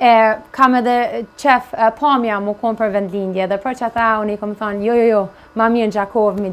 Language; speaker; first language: Albanian; early bilingual, heritage; Albanian